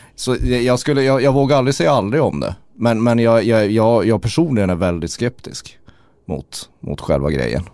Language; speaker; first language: Swedish; native; Swedish